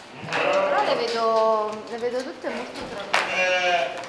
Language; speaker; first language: Italian; native; Italian